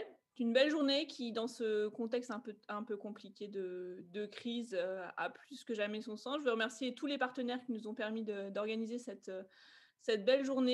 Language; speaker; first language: French; native; French